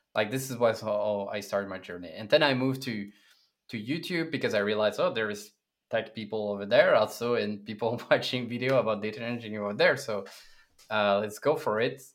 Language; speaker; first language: English; non-native, fluent; French